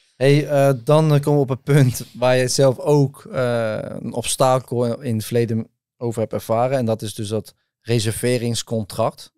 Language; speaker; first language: Dutch; native; Dutch